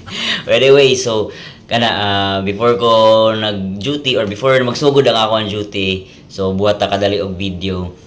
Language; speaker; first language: Filipino; non-native, local second language; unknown